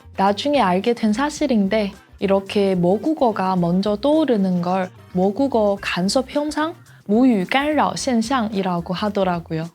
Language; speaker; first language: Korean; non-native, fluent; Chinese